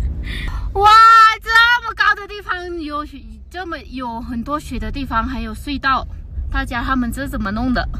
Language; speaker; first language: Chinese; non-native, fluent; Lao